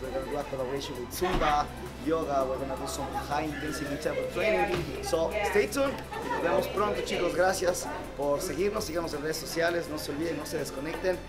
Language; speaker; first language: English; non-native, fluent; Spanish